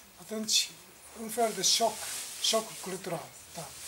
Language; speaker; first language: Romanian; non-native, learner; Japanese